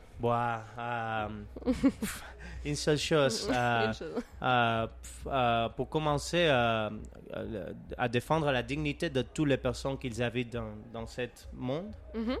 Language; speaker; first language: French; non-native, learner; Catalan